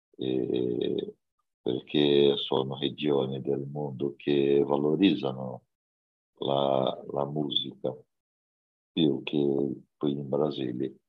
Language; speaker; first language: Italian; non-native, learner; Portuguese